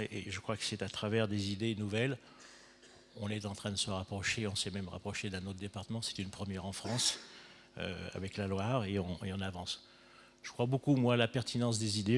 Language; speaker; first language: French; native; French